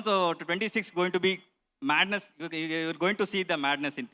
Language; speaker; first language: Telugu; non-native, learner; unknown